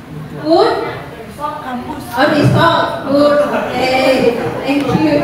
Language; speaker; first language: English; non-native, learner; Indonesian